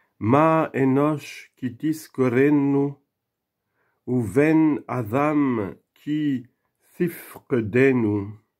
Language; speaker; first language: Hebrew; non-native, learner; French